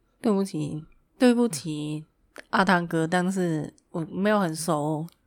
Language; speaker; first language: Chinese; non-native, local second language; Cantonese